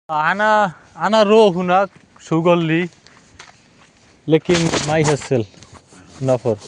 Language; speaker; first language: Arabic; non-native, learner; Bangla